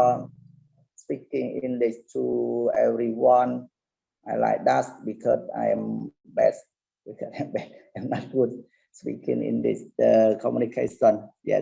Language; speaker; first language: English; non-native, learner; Khmer